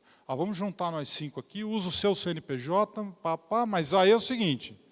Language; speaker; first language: Portuguese; native; Portuguese